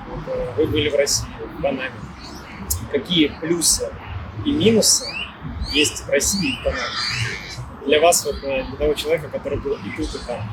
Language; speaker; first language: Russian; native; Russian